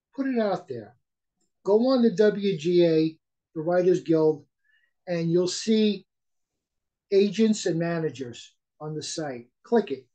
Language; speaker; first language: English; native; English